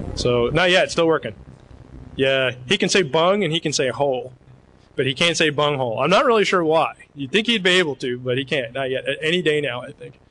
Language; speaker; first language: English; native; English